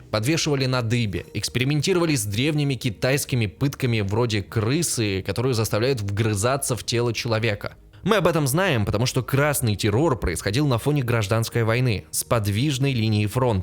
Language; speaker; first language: Russian; native; Russian